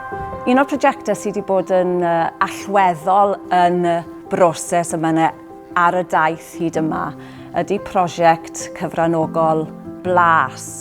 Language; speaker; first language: Welsh; native; Welsh